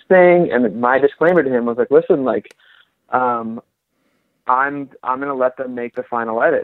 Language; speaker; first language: English; native; English